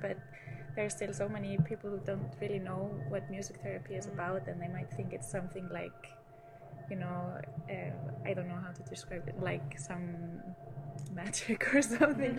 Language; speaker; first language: English; non-native, fluent; Icelandic